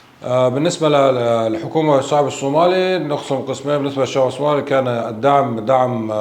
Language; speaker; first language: Arabic; native; Arabic